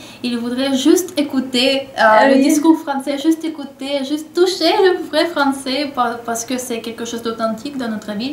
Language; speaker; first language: French; non-native, fluent; Russian